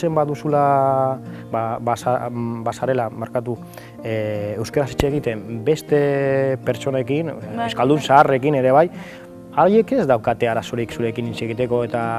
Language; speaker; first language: Basque; non-native, learner; Spanish